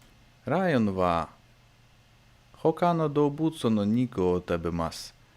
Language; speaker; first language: Japanese; non-native, learner; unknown